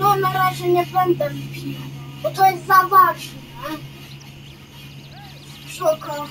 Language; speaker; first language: Polish; early bilingual, heritage; Polish